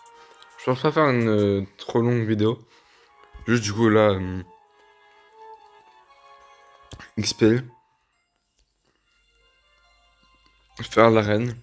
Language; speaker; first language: French; native; French